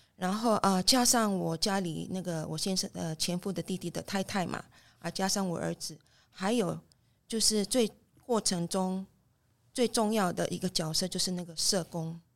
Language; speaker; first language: Chinese; non-native, fluent; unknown